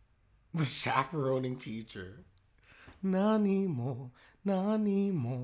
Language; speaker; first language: English; native; English